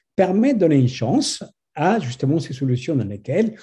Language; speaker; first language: French; non-native, fluent; Spanish